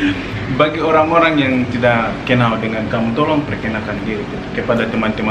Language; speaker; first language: Indonesian; non-native, fluent; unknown